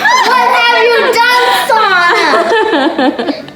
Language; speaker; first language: English; early bilingual, other home language; Japanese